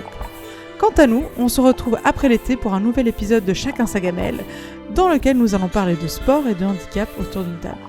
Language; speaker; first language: French; native; French